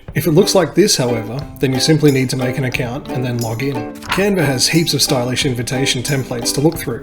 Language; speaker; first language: English; native; English